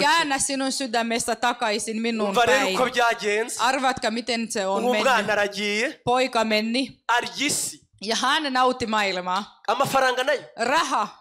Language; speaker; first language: Finnish; non-native, fluent; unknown